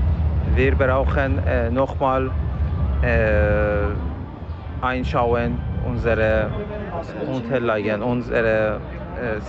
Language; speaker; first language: German; non-native, learner; Persian